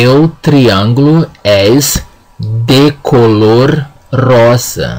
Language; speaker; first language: Spanish; non-native, fluent; Portuguese